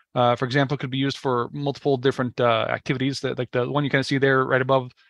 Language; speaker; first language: English; native; English